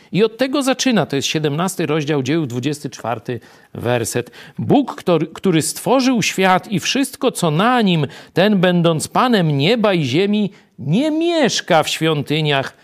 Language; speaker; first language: Polish; native; Polish